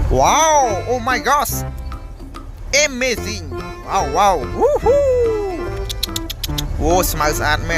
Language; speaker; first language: English; non-native, learner; Khmer